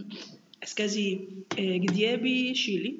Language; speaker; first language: Russian; non-native, learner; Spanish